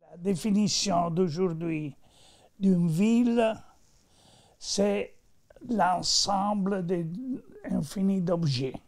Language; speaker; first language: French; non-native, fluent; Italian